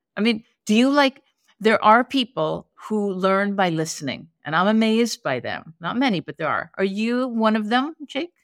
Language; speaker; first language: English; native; English